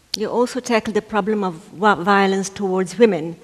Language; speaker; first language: English; non-native, fluent; Slovenian